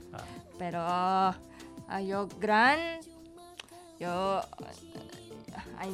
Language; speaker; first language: Catalan; non-native, learner; Indonesian